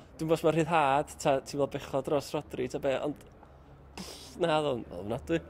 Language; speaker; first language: Welsh; native; Welsh